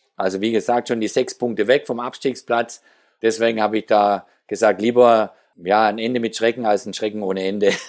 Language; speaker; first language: German; native; German